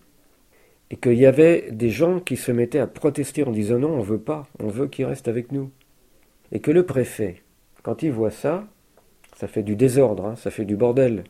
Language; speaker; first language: French; native; French